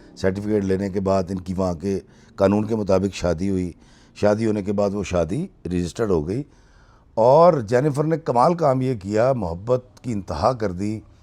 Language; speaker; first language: Urdu; native; Urdu